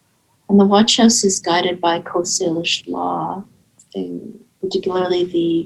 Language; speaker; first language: English; native; English